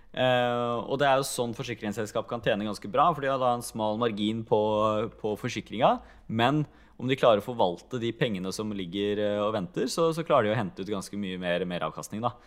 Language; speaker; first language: Norwegian; early bilingual, other home language; Hungarian